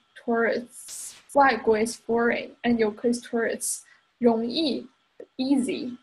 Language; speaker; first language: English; non-native, fluent; Chinese